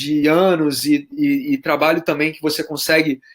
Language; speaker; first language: Portuguese; native; Portuguese